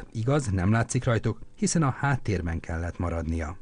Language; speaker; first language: Hungarian; native; Hungarian